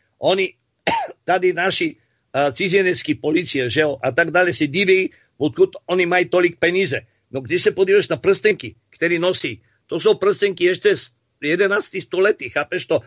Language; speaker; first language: Czech; non-native, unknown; Bulgarian